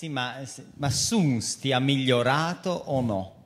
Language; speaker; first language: Italian; native; Italian